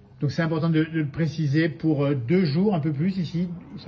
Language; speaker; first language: French; native; French